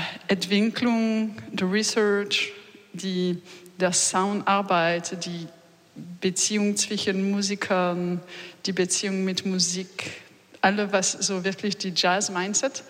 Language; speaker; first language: German; non-native, learner; French